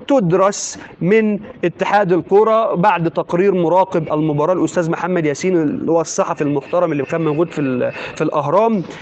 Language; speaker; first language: Arabic; native; Arabic